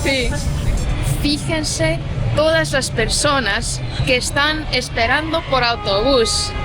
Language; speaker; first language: Spanish; non-native, fluent; Estonian